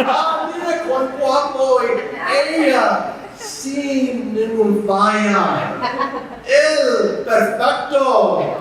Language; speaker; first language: Spanish; non-native, fluent; English